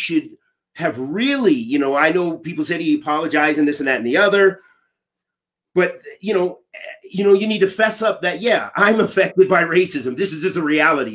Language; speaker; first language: English; native; English